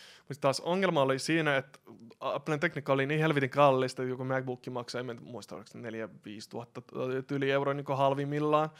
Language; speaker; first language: Finnish; early bilingual, other home language; Russian